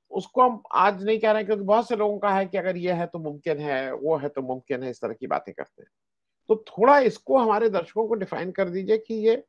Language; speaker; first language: Hindi; native; Hindi